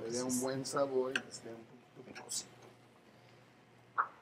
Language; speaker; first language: Spanish; native; Spanish